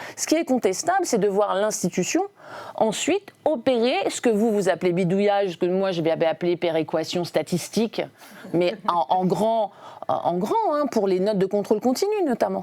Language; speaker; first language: French; native; French